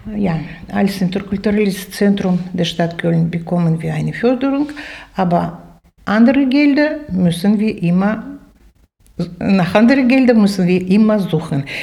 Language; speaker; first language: German; non-native, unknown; Russian